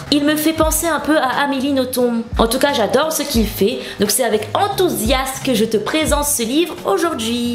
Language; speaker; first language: French; native; French